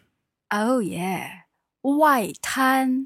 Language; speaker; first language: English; non-native, fluent; Chinese